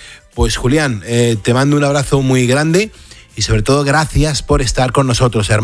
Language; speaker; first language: Spanish; native; Spanish